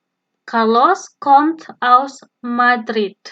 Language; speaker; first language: German; non-native, fluent; Indonesian